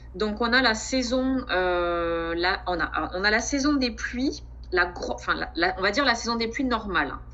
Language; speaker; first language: French; native; French